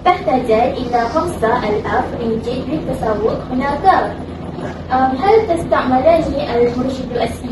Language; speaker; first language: Arabic; non-native, learner; Malay